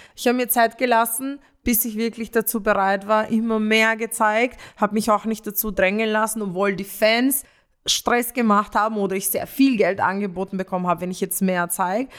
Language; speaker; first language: German; early bilingual, other home language; Romanian